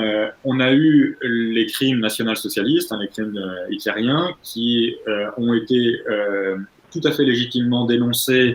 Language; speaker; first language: French; native; French